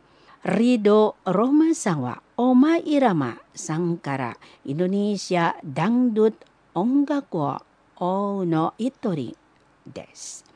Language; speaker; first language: Japanese; non-native, learner; Indonesian